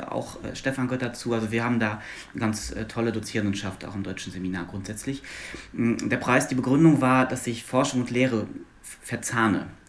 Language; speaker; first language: German; non-native, local second language; Luxembourgish